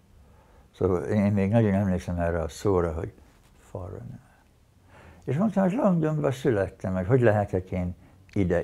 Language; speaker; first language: Hungarian; early bilingual, heritage; Hungarian